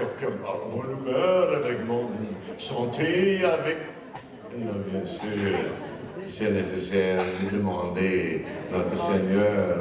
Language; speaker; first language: French; non-native, fluent; German